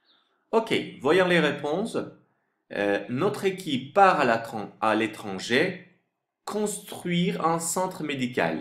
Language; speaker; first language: French; non-native, fluent; Turkish